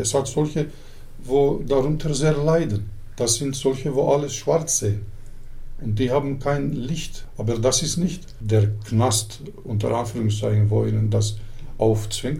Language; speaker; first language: German; early bilingual, other home language; Turkish